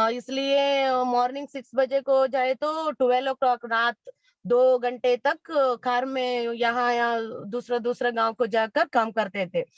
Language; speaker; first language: Hindi; non-native, local second language; Kannada